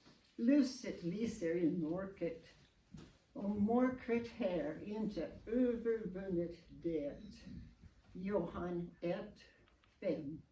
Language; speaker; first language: Swedish; non-native, learner; English